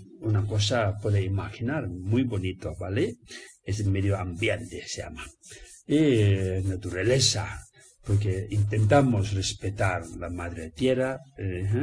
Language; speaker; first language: Spanish; non-native, learner; Tibetan